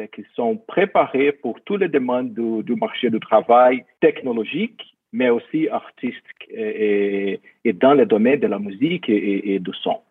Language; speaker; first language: French; non-native, fluent; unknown